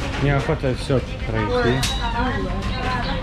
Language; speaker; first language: Russian; early bilingual, heritage; English